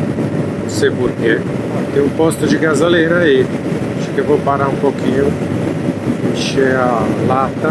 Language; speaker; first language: Portuguese; non-native, fluent; Italian